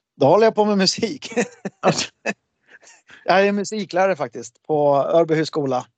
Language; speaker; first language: Swedish; native; Swedish